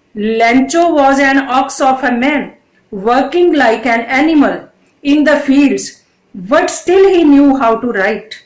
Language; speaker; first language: English; non-native, local second language; Punjabi